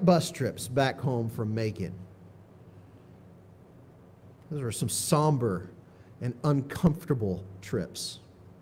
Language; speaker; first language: English; native; English